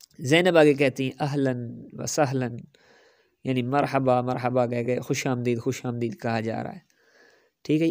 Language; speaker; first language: Urdu; non-native, local second language; Punjabi